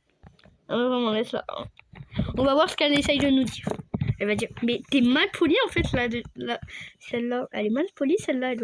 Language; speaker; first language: French; native; French